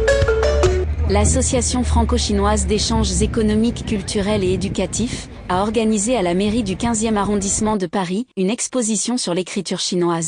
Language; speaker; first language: French; native; French